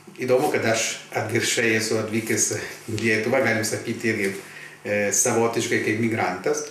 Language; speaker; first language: Lithuanian; non-native, fluent; Italian